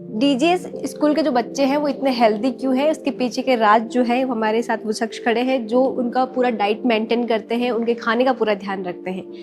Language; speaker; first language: Hindi; native; Hindi